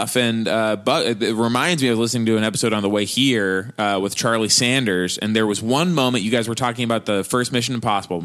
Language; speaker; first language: English; native; English